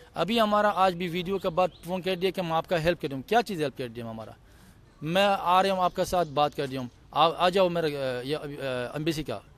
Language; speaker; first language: Hindi; non-native, learner; Persian